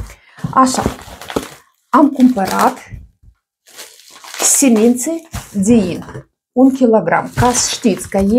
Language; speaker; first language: Romanian; non-native, learner; Russian